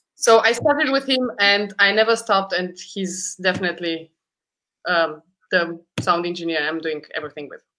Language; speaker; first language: English; early bilingual, other home language; Romanian